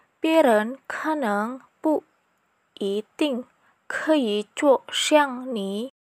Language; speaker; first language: Chinese; non-native, learner; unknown